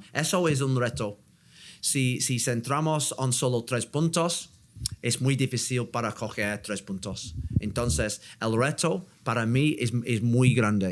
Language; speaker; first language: Spanish; non-native, learner; English